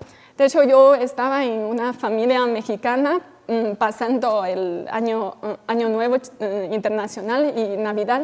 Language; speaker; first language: Spanish; non-native, fluent; Chinese